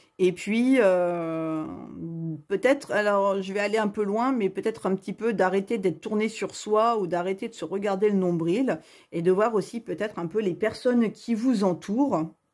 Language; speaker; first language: French; native; French